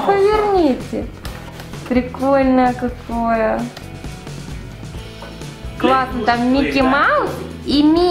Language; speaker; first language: Russian; native; Russian